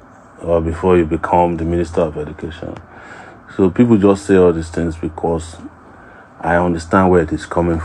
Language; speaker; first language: English; non-native, local second language; Yoruba